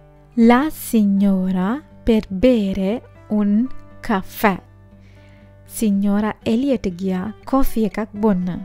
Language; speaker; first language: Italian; non-native, fluent; Sinhala